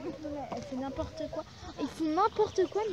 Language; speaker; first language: French; native; French